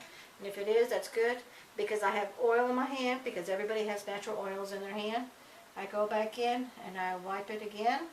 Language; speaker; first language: English; native; English